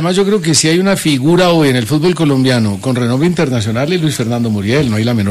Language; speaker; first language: Spanish; native; Spanish